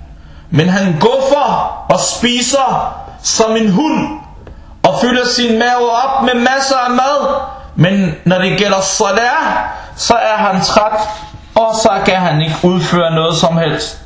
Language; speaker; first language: Danish; non-native, local second language; Arabic